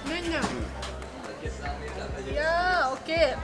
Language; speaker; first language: Indonesian; non-native, learner; Japanese